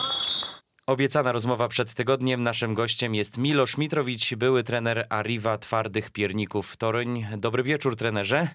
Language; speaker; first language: Polish; native; Polish